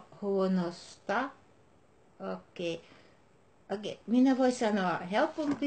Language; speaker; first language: Finnish; non-native, learner; Dutch